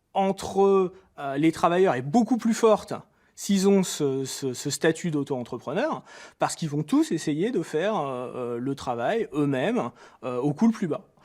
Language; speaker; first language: French; native; French